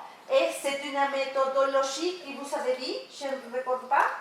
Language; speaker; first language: French; non-native, learner; Spanish